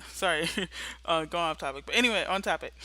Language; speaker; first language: English; native; English